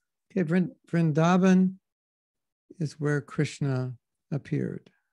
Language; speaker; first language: English; native; English